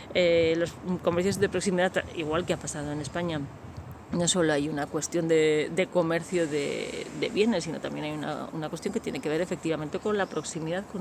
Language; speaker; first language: Spanish; native; Spanish